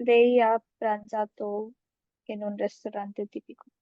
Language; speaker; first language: Italian; non-native, learner; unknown